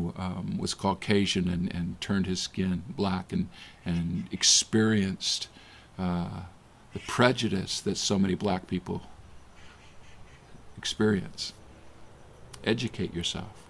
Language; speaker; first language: English; native; English